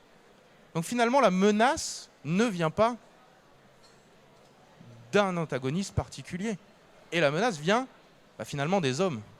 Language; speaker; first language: French; native; French